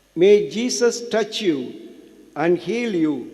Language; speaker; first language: English; non-native, local second language; Tamil